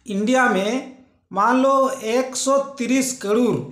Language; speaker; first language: Hindi; non-native, local second language; Santali